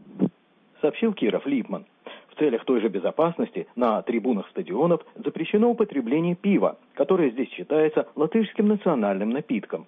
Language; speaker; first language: Russian; native; Russian